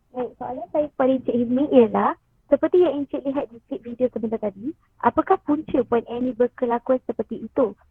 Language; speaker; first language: Malay; native; Malay